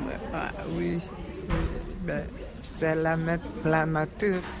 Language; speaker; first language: French; non-native, fluent; Hungarian